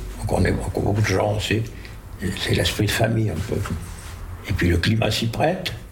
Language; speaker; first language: French; native; French